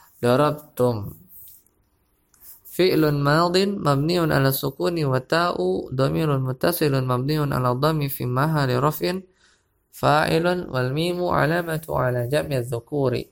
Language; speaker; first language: Arabic; non-native, fluent; Indonesian